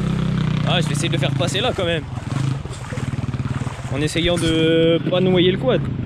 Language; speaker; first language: French; native; French